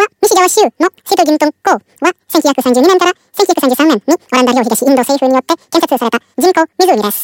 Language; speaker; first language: Japanese; non-native, fluent; Indonesian